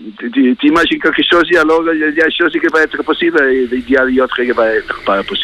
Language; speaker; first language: French; non-native, learner; Spanish